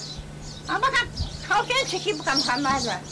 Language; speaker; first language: Turkish; native; Turkish